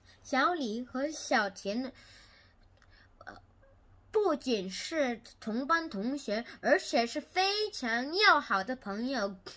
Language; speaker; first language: Chinese; non-native, learner; Korean